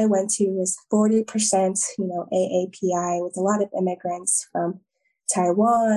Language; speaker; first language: English; native; English